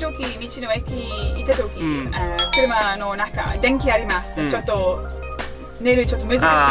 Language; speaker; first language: Japanese; non-native, learner; English